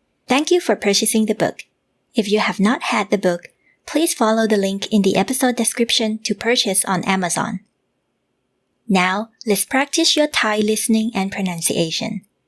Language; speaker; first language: English; non-native, fluent; Thai